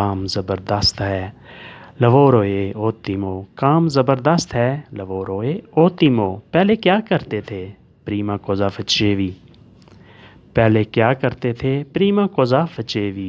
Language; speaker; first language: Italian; non-native, learner; Urdu